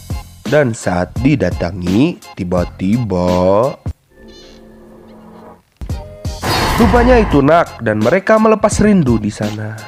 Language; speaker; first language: Indonesian; native; Indonesian